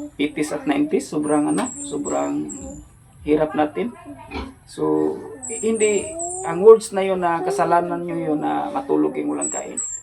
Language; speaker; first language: Filipino; non-native, local second language; Cebuano